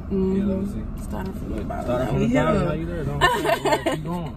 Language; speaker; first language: English; native; English